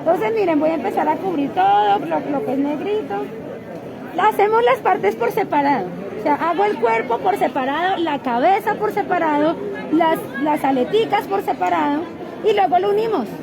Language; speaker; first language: Spanish; native; Spanish